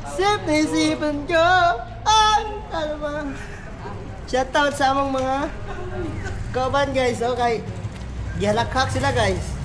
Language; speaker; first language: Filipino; non-native, local second language; Hiligaynon